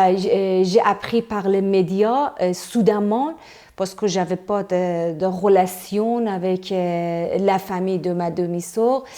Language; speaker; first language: French; non-native, fluent; Persian